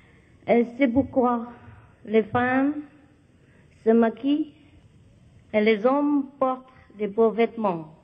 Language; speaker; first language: French; non-native, learner; Vietnamese